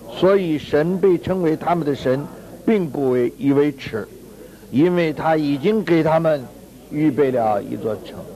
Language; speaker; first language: Chinese; native; Chinese